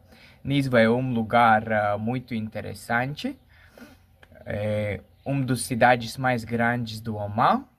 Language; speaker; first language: Portuguese; non-native, fluent; Latvian